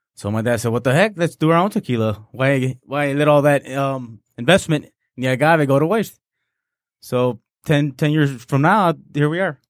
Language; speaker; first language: English; non-native, fluent; Spanish